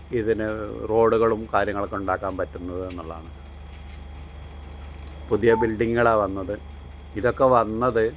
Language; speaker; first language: Malayalam; native; Malayalam